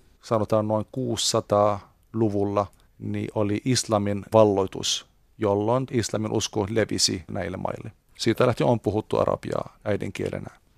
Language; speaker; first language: Finnish; non-native, fluent; Arabic